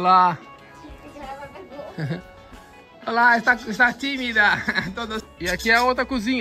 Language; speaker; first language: Spanish; non-native, learner; Portuguese